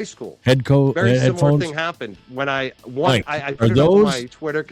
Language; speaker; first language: English; native; English